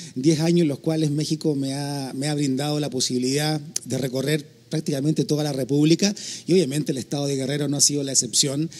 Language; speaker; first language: Spanish; native; Spanish